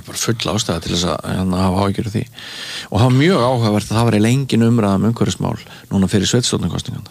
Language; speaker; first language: Icelandic; native; Icelandic